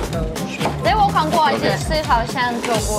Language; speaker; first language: Chinese; non-native, fluent; Russian